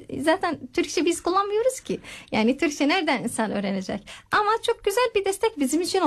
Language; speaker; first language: Turkish; non-native, fluent; Arabic